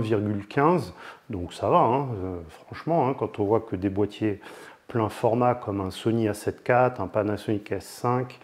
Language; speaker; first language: French; native; French